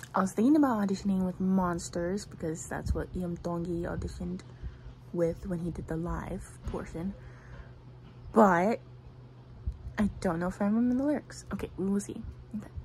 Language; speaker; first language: English; native; English